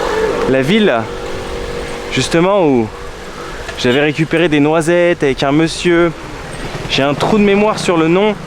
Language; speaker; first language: French; native; French